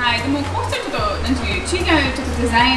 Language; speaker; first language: Japanese; non-native, learner; English